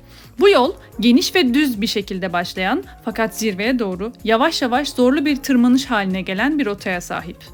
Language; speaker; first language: Turkish; native; Turkish